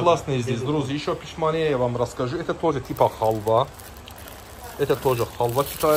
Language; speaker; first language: Russian; non-native, learner; Turkish